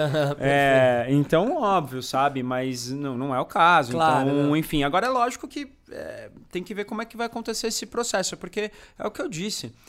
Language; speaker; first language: Portuguese; native; Portuguese